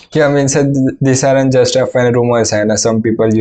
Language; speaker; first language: English; non-native, local second language; Gujarati